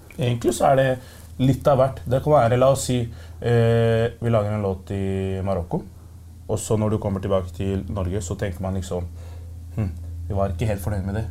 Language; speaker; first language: Norwegian; early bilingual, other home language; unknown